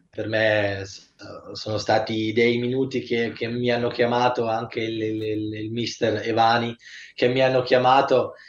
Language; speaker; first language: Italian; early bilingual, heritage; Italian